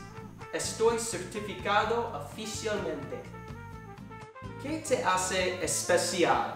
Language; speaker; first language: Spanish; non-native, learner; English